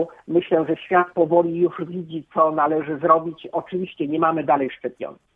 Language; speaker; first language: Polish; native; Polish